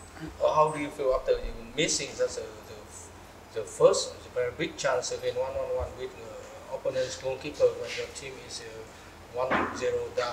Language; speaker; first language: English; non-native, fluent; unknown